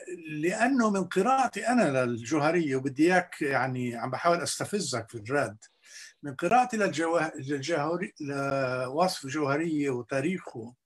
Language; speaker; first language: Arabic; native; Arabic